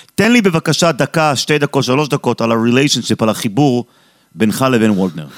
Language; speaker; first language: Hebrew; native; Hebrew